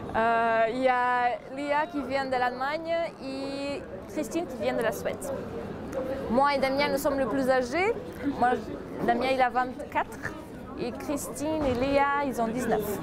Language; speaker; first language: French; non-native, fluent; Portuguese